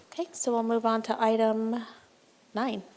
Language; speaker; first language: English; native; English